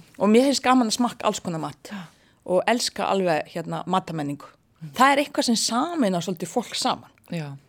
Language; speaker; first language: Icelandic; non-native, fluent; Bosnian